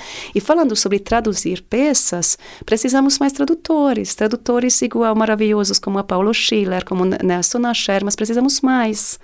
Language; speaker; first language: Portuguese; non-native, fluent; Hungarian